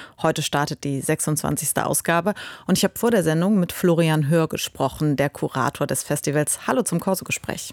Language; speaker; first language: German; native; German